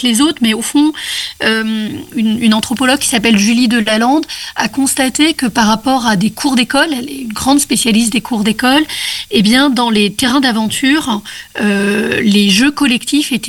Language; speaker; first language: French; native; French